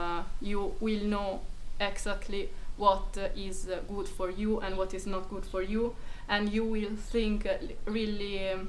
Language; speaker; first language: English; non-native, fluent; Italian